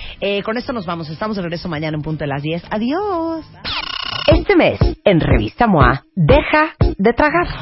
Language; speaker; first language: Spanish; native; Spanish